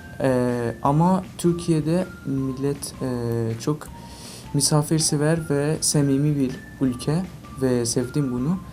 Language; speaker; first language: Turkish; non-native, learner; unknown